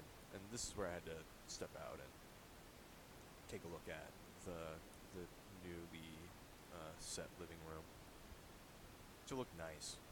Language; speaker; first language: English; native; English